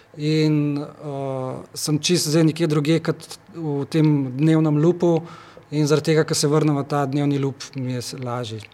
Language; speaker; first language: Slovenian; native; Slovenian